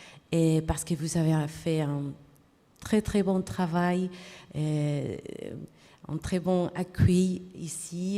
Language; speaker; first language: French; non-native, fluent; Spanish